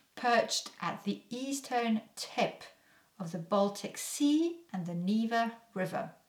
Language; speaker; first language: English; non-native, fluent; French